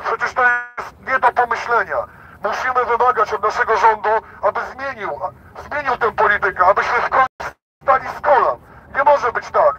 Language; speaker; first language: Polish; native; Polish